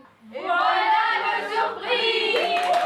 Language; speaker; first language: French; non-native, learner; Russian